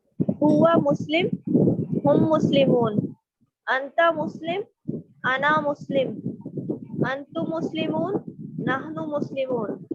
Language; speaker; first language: Arabic; non-native, learner; Urdu